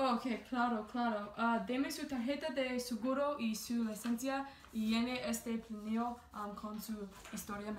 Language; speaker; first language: Spanish; non-native, learner; English